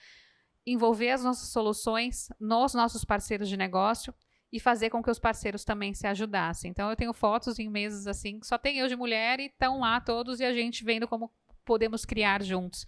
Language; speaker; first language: Portuguese; native; Portuguese